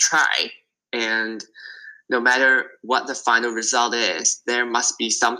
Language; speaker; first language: English; non-native, local second language; Cantonese